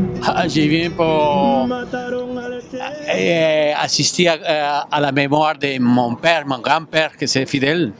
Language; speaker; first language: French; non-native, learner; Spanish